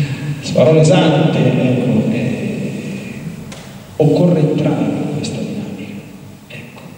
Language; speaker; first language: Italian; native; Italian